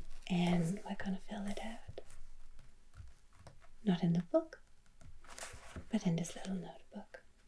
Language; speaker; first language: English; non-native, fluent; German